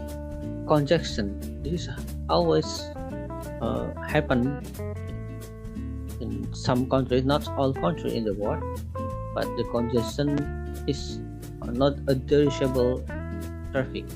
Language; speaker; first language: English; non-native, learner; Indonesian